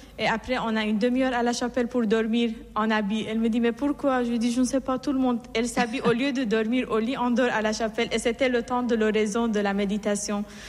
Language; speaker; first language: French; non-native, fluent; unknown